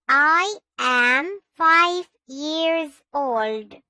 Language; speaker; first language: English; non-native, learner; Urdu